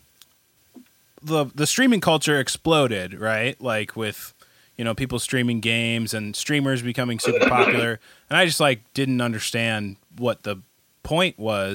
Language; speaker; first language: English; native; English